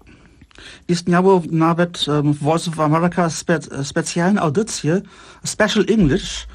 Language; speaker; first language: Polish; non-native, fluent; Czech